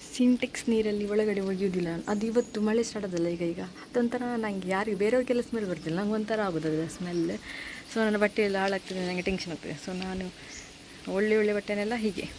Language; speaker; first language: Kannada; non-native, local second language; Tulu